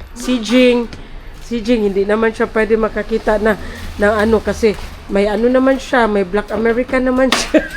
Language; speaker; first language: Filipino; non-native, local second language; Cebuano